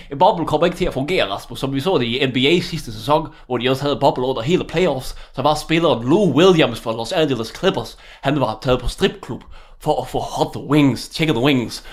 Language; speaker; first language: Danish; native; Danish